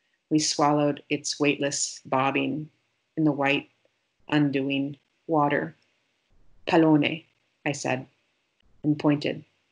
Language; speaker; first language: English; native; English